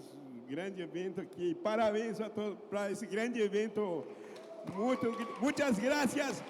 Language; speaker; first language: Portuguese; non-native, fluent; Aymara